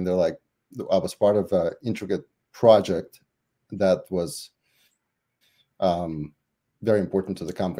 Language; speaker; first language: English; non-native, fluent; Russian